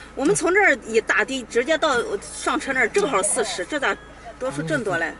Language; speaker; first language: Chinese; native; Chinese